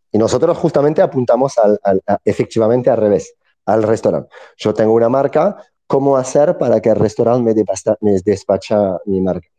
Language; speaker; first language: Spanish; non-native, fluent; French